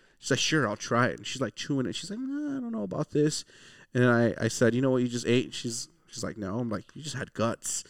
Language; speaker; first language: English; early bilingual, other home language; Spanish